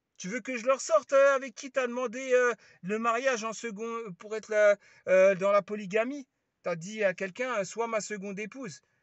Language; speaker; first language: French; early bilingual, other home language; Lingala